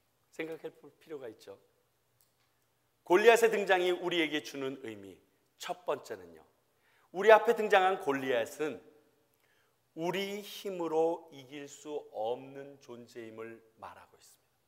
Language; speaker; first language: Korean; native; Korean